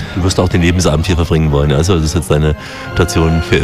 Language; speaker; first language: German; native; German